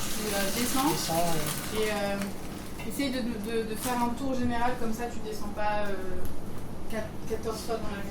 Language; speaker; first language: French; early bilingual, other home language; Persian